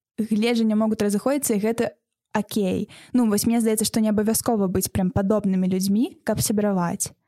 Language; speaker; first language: Belarusian; non-native, local second language; Russian